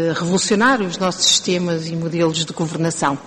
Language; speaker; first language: Portuguese; native; Portuguese